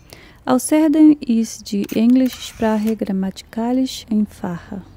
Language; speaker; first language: German; non-native, fluent; Portuguese